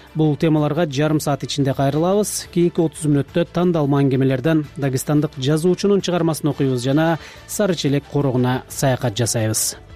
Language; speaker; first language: Kyrgyz; native; Kyrgyz